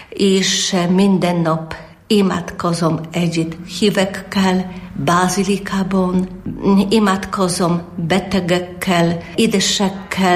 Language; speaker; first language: Hungarian; non-native, learner; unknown